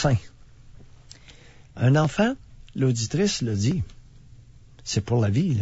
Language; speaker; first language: French; native; French